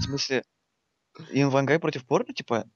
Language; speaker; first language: Russian; native; Russian